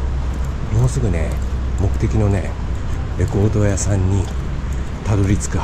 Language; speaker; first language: Japanese; native; Japanese